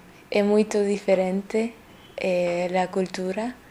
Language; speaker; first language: Portuguese; non-native, learner; Spanish